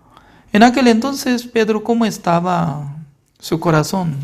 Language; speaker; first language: Spanish; non-native, fluent; Korean